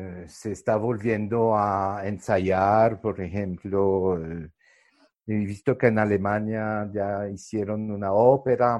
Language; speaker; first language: Spanish; non-native, fluent; French